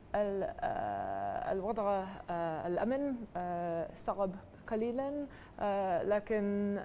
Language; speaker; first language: Arabic; non-native, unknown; English